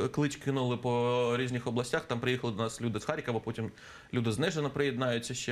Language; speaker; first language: Ukrainian; native; Ukrainian